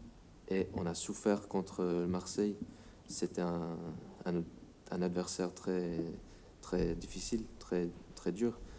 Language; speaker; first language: French; non-native, fluent; English